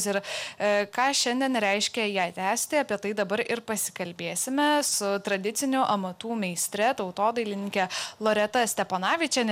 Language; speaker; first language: Lithuanian; native; Lithuanian